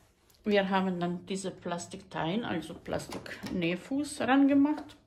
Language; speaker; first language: German; non-native, learner; Croatian